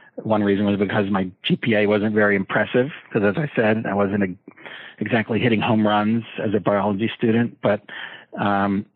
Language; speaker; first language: English; native; English